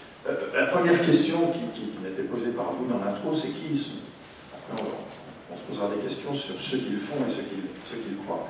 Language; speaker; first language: French; native; French